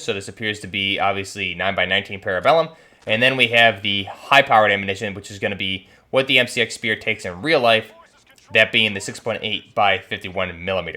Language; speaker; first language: English; native; English